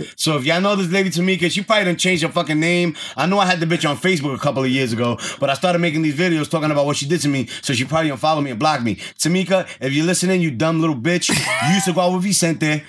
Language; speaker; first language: English; early bilingual, other home language; Spanish